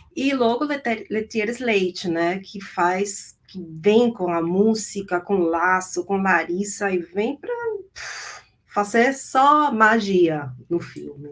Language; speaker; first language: Portuguese; non-native, fluent; Spanish